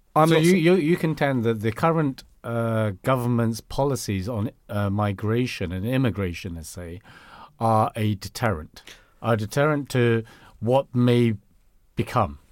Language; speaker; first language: English; non-native, local second language; Cantonese